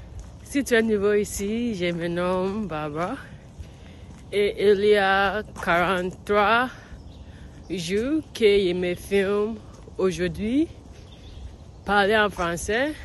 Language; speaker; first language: French; non-native, learner; English